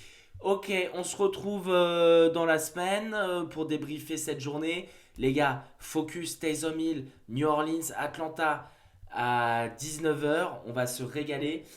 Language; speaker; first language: French; native; French